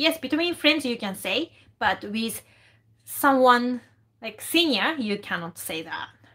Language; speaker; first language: English; non-native, fluent; Japanese